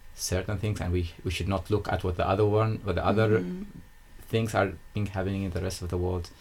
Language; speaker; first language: English; non-native, fluent; Arabic